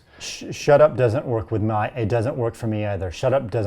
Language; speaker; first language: English; native; English